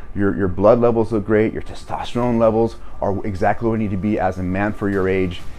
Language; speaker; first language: English; native; English